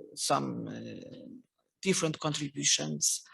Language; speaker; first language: English; non-native, fluent; Portuguese